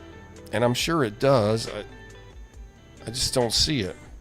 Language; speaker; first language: English; native; English